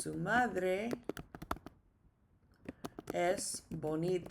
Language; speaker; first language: Spanish; non-native, fluent; English